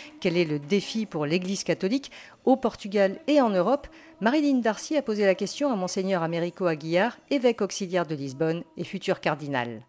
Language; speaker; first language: French; native; French